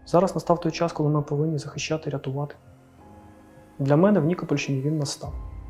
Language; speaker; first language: Ukrainian; non-native, local second language; Russian